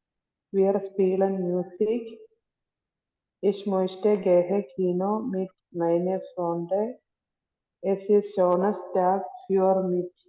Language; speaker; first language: German; non-native, learner; Malayalam